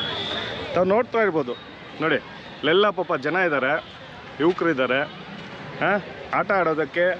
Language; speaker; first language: Kannada; native; Kannada